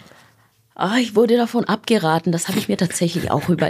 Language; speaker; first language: German; non-native, fluent; Swahili